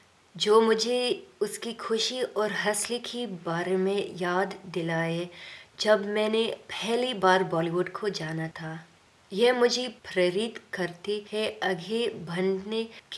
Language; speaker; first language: Hindi; non-native, learner; English